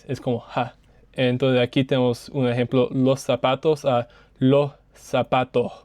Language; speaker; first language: Spanish; non-native, learner; English